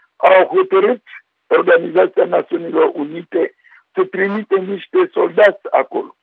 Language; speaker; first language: Romanian; non-native, fluent; Sango